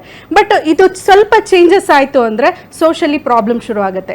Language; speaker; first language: Kannada; native; Kannada